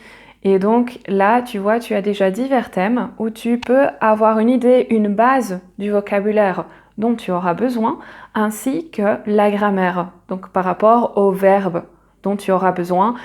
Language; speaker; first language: French; native; French